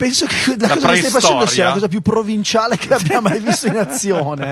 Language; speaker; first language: Italian; native; Italian